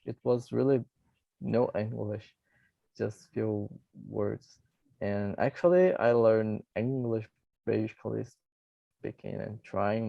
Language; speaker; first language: English; non-native, fluent; Portuguese